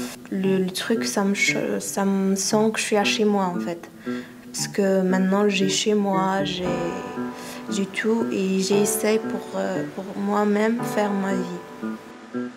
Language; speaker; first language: French; non-native, learner; Arabic